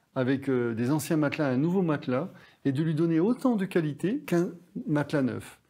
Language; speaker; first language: French; native; French